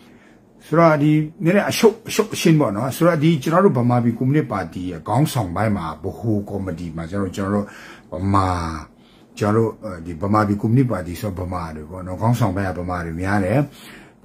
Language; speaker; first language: Burmese; non-native, local second language; Kachin